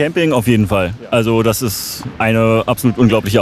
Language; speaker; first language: German; native; German